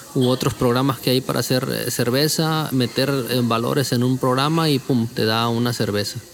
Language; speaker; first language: Spanish; native; Spanish